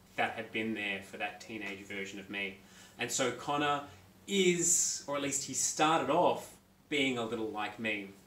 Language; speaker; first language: English; native; English